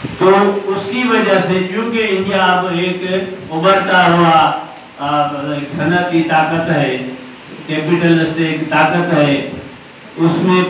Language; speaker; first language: Urdu; non-native, local second language; Sindhi